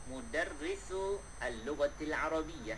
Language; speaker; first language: Arabic; non-native, fluent; Malay